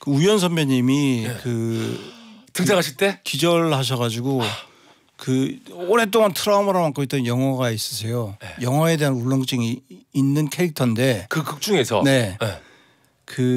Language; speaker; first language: Korean; native; Korean